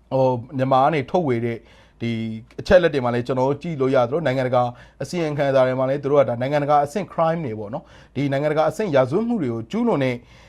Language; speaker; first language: Burmese; non-native, local second language; Rohingya